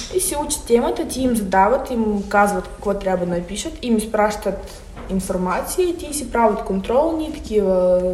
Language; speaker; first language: Bulgarian; non-native, fluent; Ukrainian